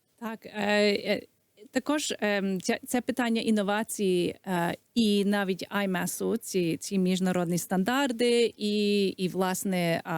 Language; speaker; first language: Ukrainian; early bilingual, heritage; Ukrainian